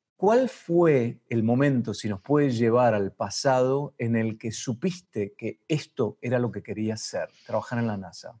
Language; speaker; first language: Spanish; native; Spanish